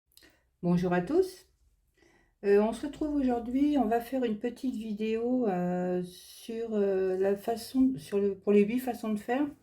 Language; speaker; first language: French; native; French